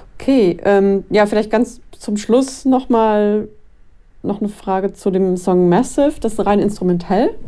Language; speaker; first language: German; native; German